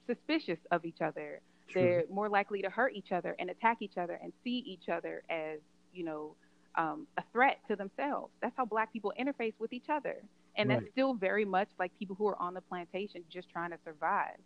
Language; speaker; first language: English; native; English